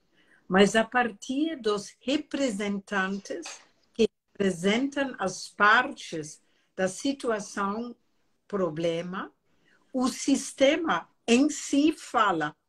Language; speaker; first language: Portuguese; non-native, fluent; German